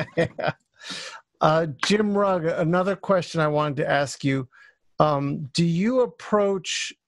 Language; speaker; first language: English; native; English